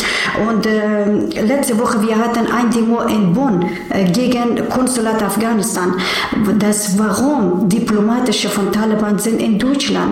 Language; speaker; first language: German; non-native, learner; Persian